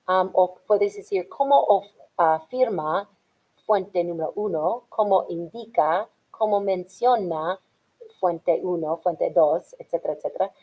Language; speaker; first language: Spanish; non-native, fluent; English